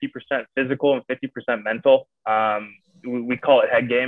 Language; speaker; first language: English; native; English